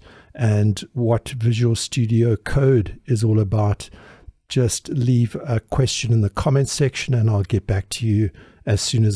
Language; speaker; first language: English; native; English